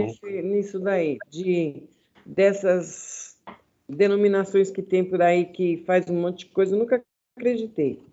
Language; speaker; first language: Portuguese; native; Portuguese